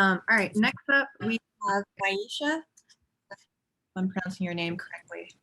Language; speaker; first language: English; native; English